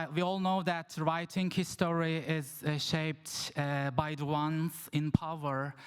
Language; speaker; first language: English; non-native, fluent; Turkish